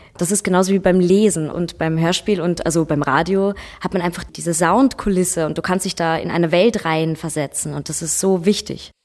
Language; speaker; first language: German; native; German